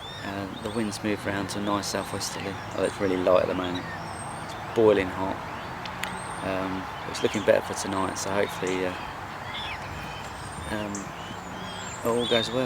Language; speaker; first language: English; native; English